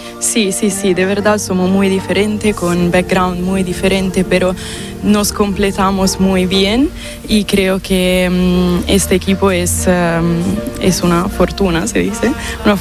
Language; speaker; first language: Spanish; non-native, fluent; Italian